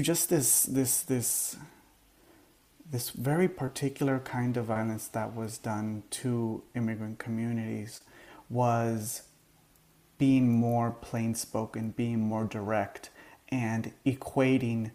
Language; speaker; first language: English; early bilingual, other home language; Spanish